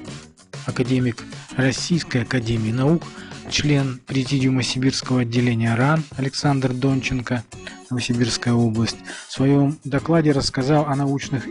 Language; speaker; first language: Russian; native; Russian